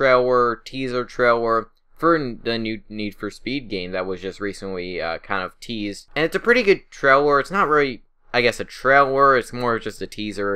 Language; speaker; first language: English; native; English